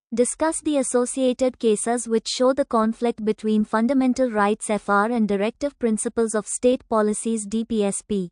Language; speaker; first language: English; non-native, local second language; Tamil